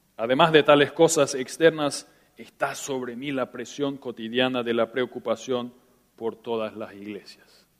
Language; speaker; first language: Spanish; non-native, local second language; German